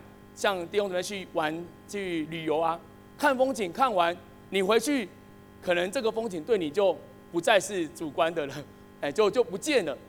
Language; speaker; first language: Chinese; native; Chinese